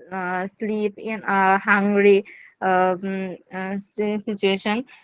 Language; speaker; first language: English; non-native, learner; Bangla